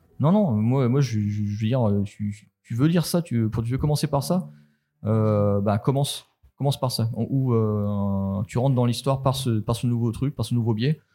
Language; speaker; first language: French; native; French